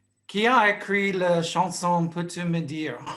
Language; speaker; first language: French; non-native, fluent; English